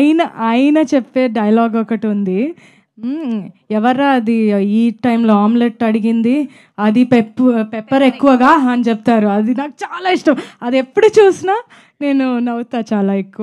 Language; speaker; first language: Telugu; non-native, fluent; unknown